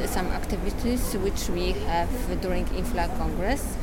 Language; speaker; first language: English; non-native, learner; Polish